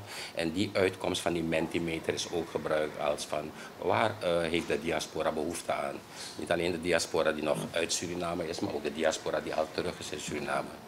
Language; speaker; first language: Dutch; native; Dutch